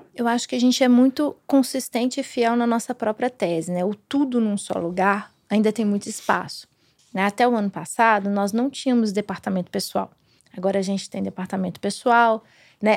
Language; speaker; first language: Portuguese; native; Portuguese